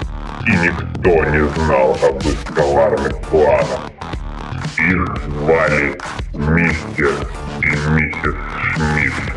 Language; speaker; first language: Russian; native; Russian